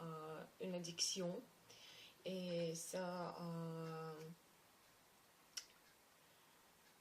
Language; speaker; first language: French; non-native, learner; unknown